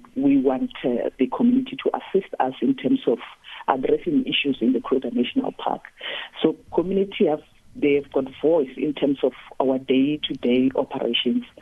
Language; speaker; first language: English; non-native, local second language; Tsonga